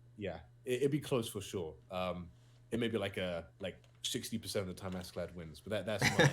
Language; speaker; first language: English; native; English